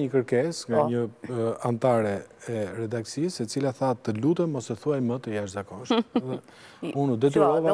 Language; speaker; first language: Albanian; native; Albanian